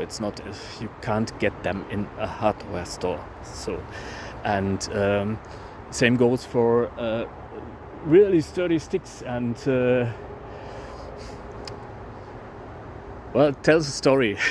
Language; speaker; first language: English; non-native, fluent; German